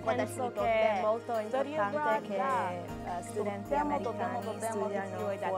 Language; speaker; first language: Italian; non-native, learner; English